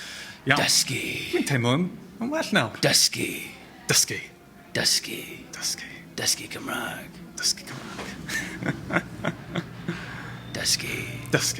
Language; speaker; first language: Welsh; non-native, fluent; English